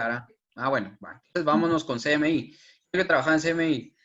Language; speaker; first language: Spanish; native; Spanish